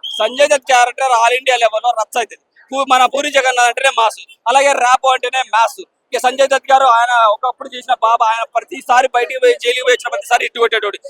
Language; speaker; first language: Telugu; native; Telugu